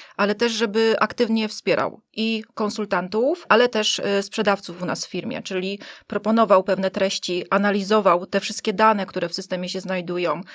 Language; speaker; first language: Polish; native; Polish